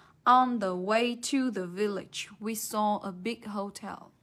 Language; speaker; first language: English; non-native, fluent; Vietnamese